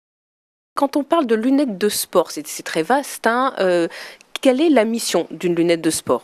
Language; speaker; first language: French; native; French